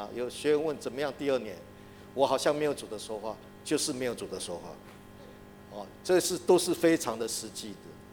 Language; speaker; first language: Chinese; native; Chinese